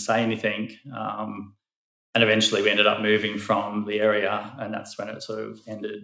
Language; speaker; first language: English; native; English